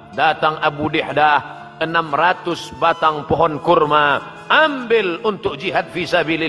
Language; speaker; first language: Malay; native; Malay